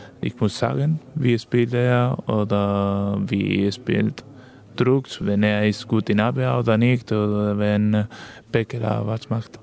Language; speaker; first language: German; non-native, learner; Spanish